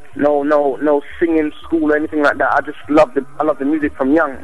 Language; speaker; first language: English; native; English